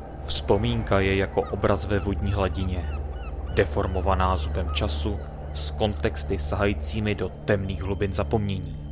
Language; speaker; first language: Czech; native; Czech